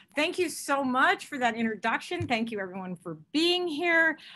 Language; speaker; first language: English; native; English